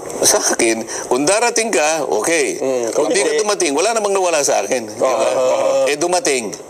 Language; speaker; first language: Filipino; non-native, local second language; Masbatenyo